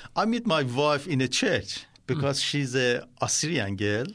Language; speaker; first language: English; non-native, learner; Persian